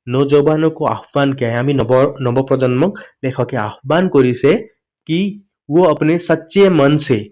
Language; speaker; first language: Hindi; non-native, local second language; Assamese